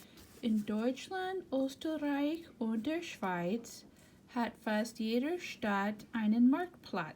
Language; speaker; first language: German; non-native, fluent; English